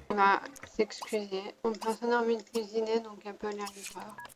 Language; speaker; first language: French; native; French